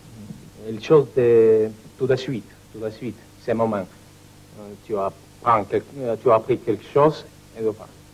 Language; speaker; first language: French; non-native, learner; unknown